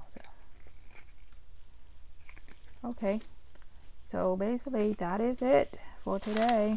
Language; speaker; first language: English; non-native, fluent; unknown